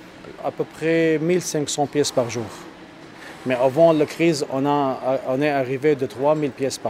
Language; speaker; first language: French; non-native, learner; Arabic